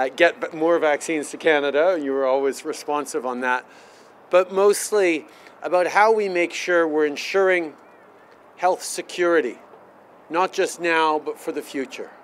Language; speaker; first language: English; native; English